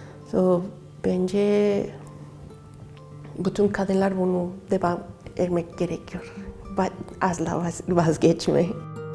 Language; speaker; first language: Turkish; non-native, learner; Spanish